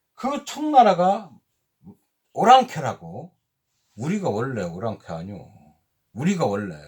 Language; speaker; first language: Korean; native; Korean